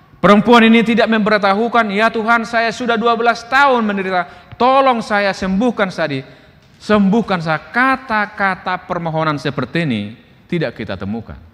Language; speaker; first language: Indonesian; non-native, local second language; Batak Toba